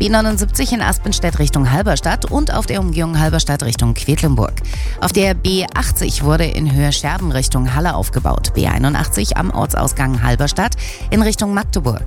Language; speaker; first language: German; native; German